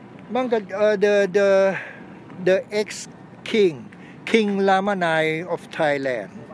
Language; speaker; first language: English; non-native, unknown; Thai